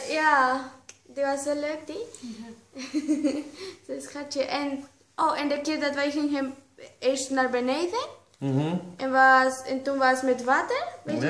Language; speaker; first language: Dutch; non-native, learner; Spanish